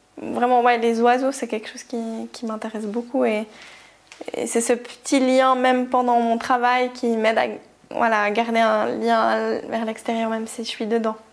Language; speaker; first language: French; native; French